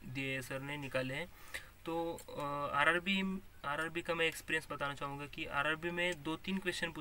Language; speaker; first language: Hindi; non-native, local second language; Marathi